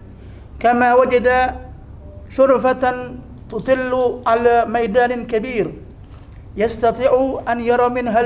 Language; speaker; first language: Arabic; non-native, learner; Indonesian